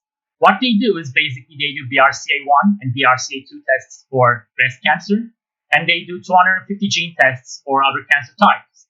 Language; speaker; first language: English; non-native, fluent; Turkish